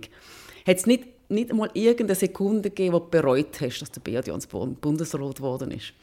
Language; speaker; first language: German; native; German